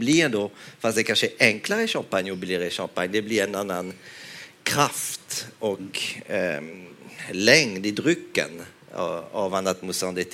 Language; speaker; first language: Swedish; non-native, fluent; French